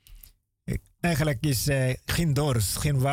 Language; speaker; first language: Dutch; non-native, learner; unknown